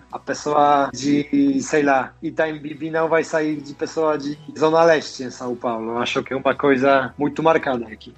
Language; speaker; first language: Portuguese; non-native, fluent; Polish